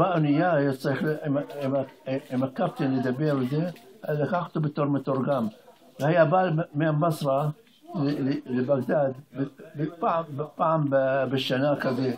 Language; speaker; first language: Hebrew; non-native, fluent; Arabic